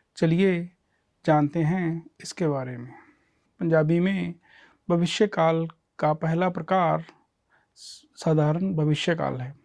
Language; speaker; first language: Hindi; non-native, local second language; Punjabi